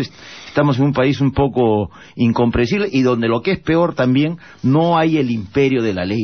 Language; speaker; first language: Spanish; native; Spanish